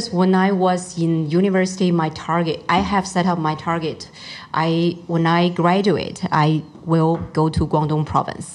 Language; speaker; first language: English; non-native, fluent; Chinese